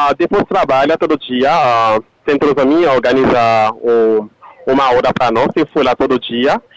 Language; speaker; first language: Portuguese; non-native, learner; Haitian Creole